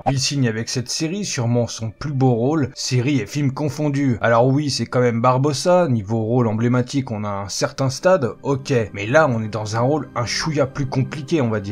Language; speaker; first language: French; native; French